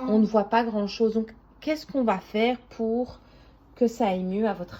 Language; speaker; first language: French; native; French